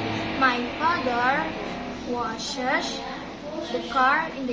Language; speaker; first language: English; non-native, learner; Indonesian